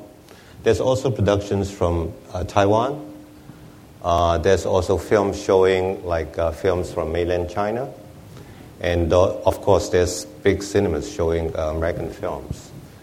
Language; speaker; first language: English; non-native, local second language; Wu Chinese